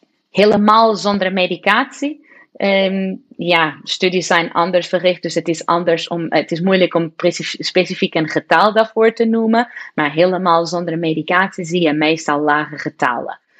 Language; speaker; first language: Dutch; non-native, fluent; Portuguese